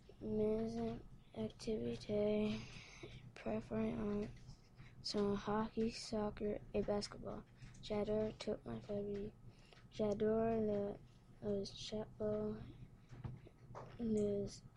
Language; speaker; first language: French; non-native, learner; English